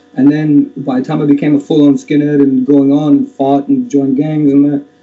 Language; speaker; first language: English; native; English